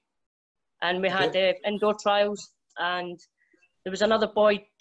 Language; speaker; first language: English; native; English